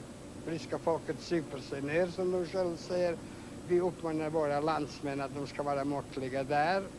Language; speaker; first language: Swedish; non-native, fluent; Latvian